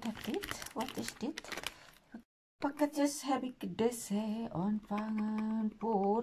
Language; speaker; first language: Dutch; non-native, learner; Indonesian